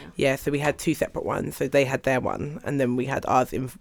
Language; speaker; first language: English; early bilingual, other home language; Yoruba